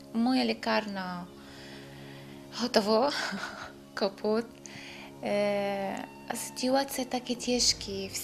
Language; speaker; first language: Czech; non-native, learner; Arabic